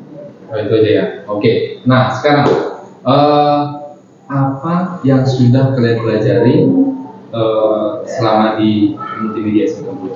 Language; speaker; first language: Indonesian; non-native, local second language; Javanese